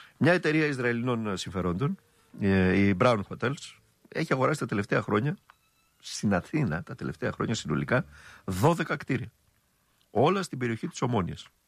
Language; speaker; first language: Greek; native; Greek